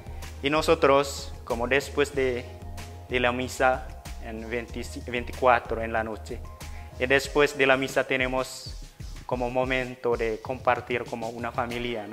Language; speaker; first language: Spanish; non-native, fluent; Indonesian